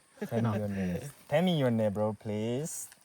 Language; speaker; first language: English; non-native, learner; S'gaw Karen